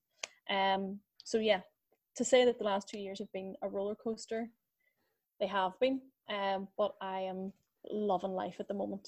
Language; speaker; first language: English; native; English